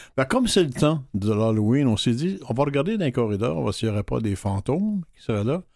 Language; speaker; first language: French; native; French